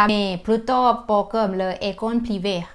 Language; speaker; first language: French; non-native, fluent; Thai